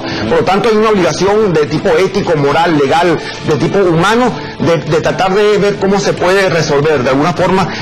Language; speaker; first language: Spanish; native; Spanish